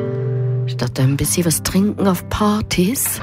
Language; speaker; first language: German; native; German